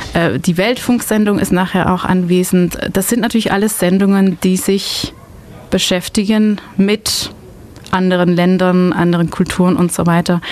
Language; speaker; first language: German; non-native, fluent; Dutch